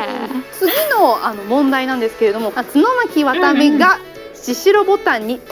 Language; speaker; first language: Japanese; native; Japanese